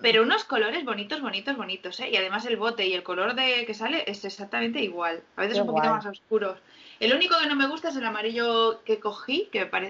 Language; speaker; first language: Spanish; native; Spanish